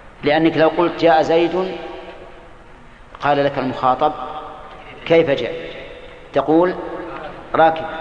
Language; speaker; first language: Arabic; native; Arabic